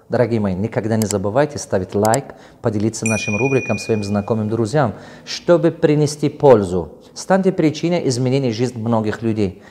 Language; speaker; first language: Russian; non-native, local second language; Tajik